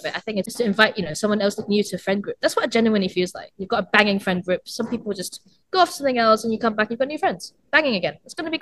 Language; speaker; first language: English; non-native, local second language; Cantonese